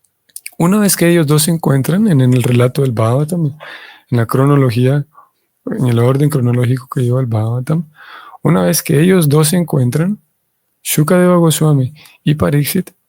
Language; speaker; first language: Spanish; native; Spanish